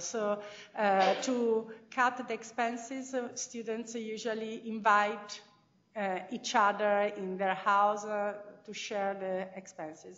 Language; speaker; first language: English; non-native, fluent; Italian